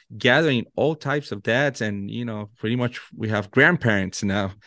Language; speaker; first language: English; non-native, fluent; Spanish